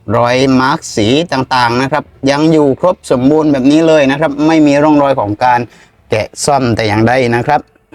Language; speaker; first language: Thai; native; Thai